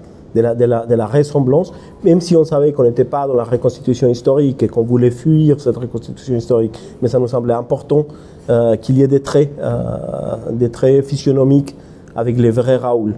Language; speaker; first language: French; non-native, fluent; Spanish